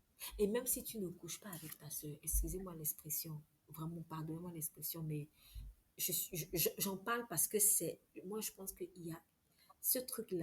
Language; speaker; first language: French; native; French